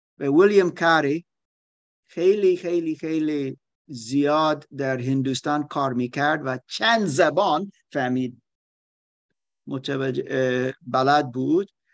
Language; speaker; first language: Persian; non-native, learner; German